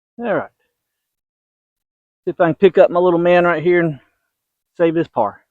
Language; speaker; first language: English; native; English